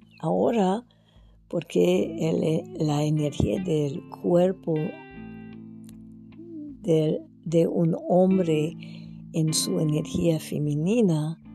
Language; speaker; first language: Spanish; non-native, fluent; French